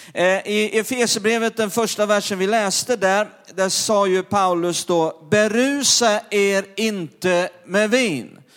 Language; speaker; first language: Swedish; native; Swedish